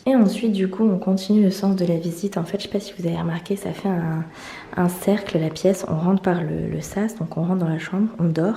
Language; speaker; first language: French; native; French